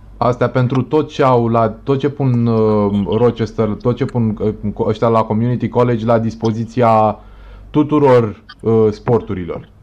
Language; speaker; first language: Romanian; native; Romanian